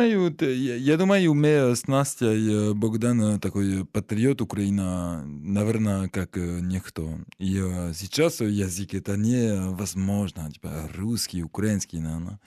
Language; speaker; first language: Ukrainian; non-native, learner; French